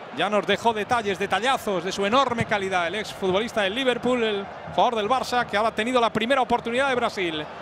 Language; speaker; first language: Spanish; native; Spanish